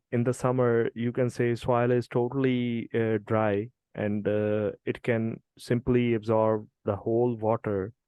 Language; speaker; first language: English; non-native, local second language; Punjabi